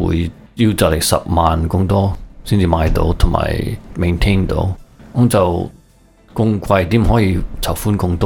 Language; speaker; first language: Cantonese; early bilingual, heritage; Cantonese